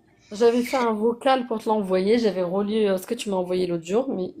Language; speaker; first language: French; native; French